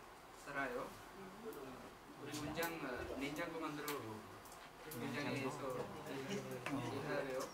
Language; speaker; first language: Korean; non-native, learner; Khmer